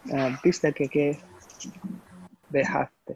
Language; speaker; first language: Persian; non-native, learner; Urdu